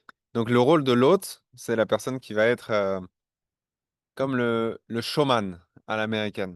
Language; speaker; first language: French; native; French